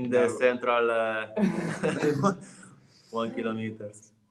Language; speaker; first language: English; non-native, learner; Italian